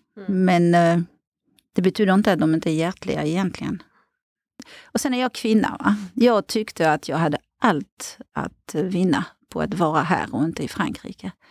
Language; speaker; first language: Swedish; non-native, fluent; French